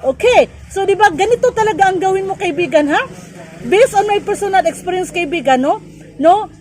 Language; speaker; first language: Filipino; non-native, local second language; Cebuano